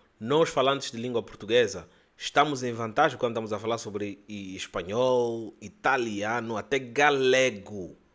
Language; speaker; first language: Portuguese; native; Portuguese